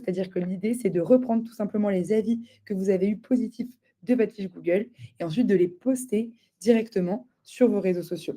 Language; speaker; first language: French; native; French